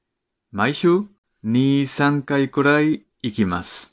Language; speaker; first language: Japanese; non-native, fluent; Spanish